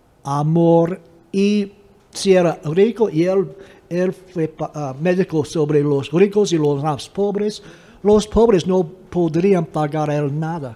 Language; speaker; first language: Spanish; non-native, fluent; English